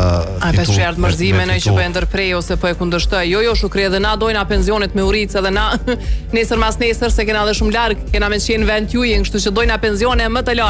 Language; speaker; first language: Albanian; native; Albanian